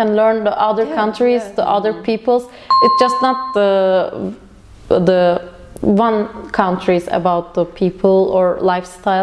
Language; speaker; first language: English; non-native, learner; Turkish